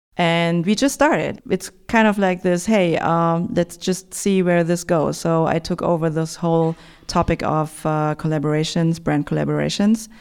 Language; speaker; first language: English; non-native, fluent; German